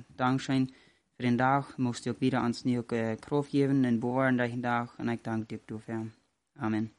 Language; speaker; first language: German; non-native, learner; Plautdietsch